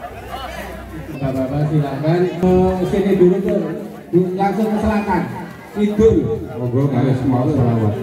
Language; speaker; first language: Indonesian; non-native, local second language; Javanese